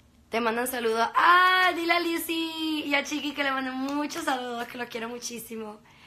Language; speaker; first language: Spanish; early bilingual, heritage; Spanish